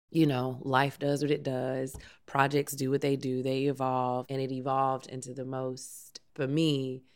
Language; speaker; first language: English; native; English